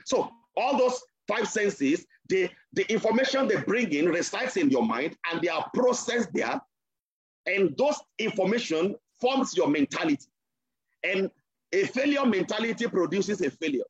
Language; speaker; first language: English; non-native, local second language; Yoruba